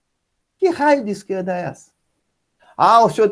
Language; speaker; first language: Portuguese; native; Portuguese